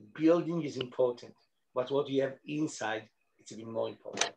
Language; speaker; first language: English; non-native, fluent; Hebrew